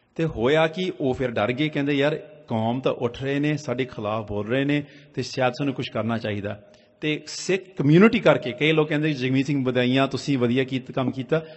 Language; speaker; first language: Punjabi; early bilingual, heritage; Punjabi